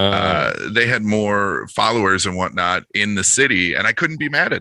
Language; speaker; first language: English; native; English